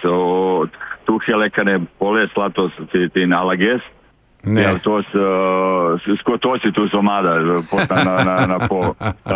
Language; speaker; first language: Greek; non-native, learner; Serbian